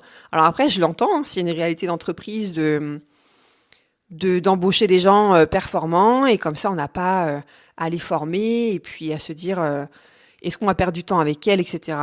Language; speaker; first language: French; native; French